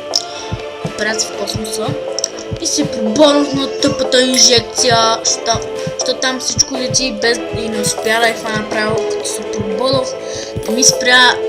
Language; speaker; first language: Bulgarian; native; Bulgarian